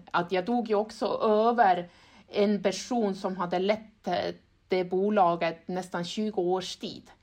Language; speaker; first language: Swedish; non-native, fluent; Estonian